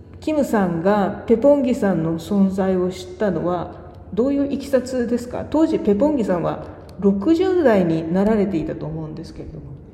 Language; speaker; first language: Japanese; native; Japanese